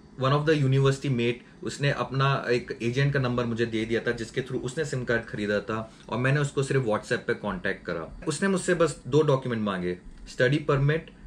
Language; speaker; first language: Hindi; native; Hindi